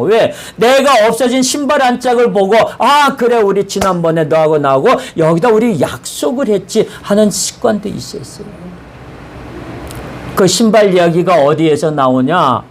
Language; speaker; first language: Korean; native; Korean